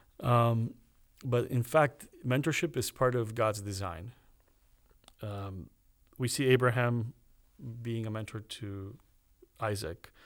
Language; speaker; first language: English; early bilingual, other home language; Romanian